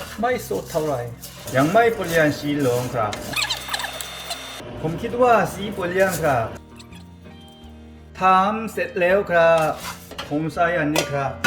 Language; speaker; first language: Thai; non-native, learner; Korean